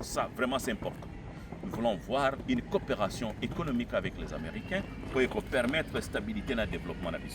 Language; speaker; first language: French; non-native, local second language; Lingala